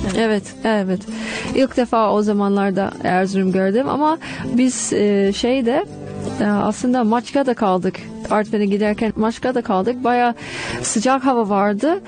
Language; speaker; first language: Turkish; non-native, fluent; English